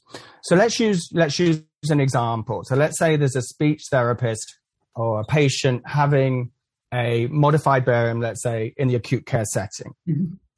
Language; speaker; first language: English; native; English